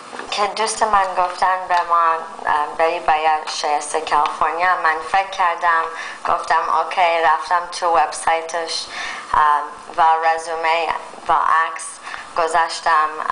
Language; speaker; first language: Persian; early bilingual, heritage; Persian